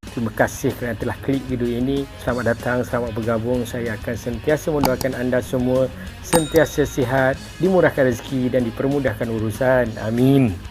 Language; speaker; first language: Malay; native; Malay